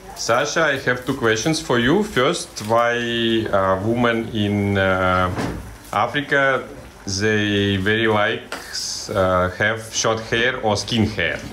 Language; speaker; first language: English; non-native, learner; Russian